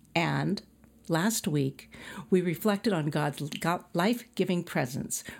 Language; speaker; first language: English; native; English